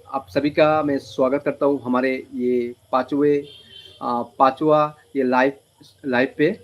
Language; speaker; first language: Hindi; non-native, local second language; Bangla